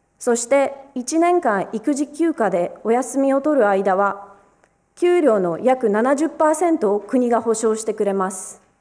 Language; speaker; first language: Japanese; early bilingual, other home language; Romanian